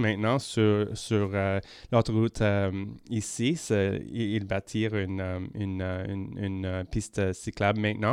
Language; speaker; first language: French; non-native, local second language; English